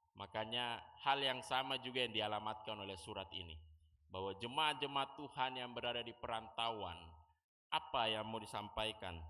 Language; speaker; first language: Indonesian; native; Indonesian